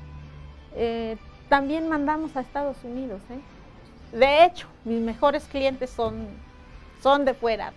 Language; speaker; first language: Spanish; native; Spanish